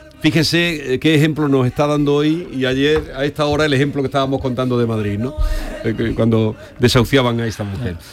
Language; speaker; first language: Spanish; native; Spanish